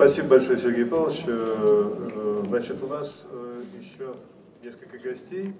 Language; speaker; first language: Russian; native; Russian